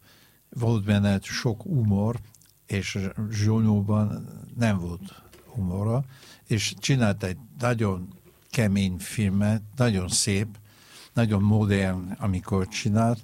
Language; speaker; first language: Hungarian; non-native, fluent; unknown